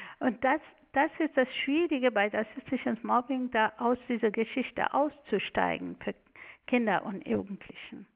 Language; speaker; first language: German; non-native, fluent; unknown